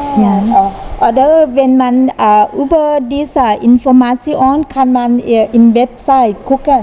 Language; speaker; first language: German; non-native, learner; Thai